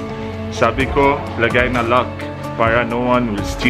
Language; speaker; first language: Filipino; non-native, learner; Arabic